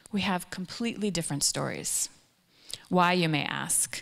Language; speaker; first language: English; native; English